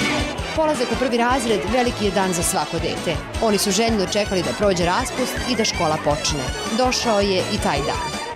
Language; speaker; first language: Serbian; native; Serbian